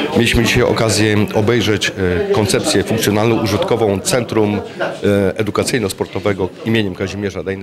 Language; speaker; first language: Polish; native; Polish